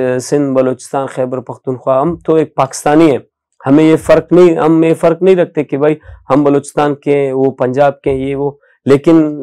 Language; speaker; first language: Urdu; non-native, local second language; Baluchi